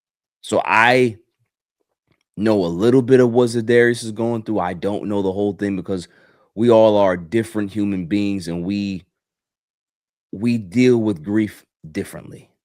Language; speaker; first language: English; native; English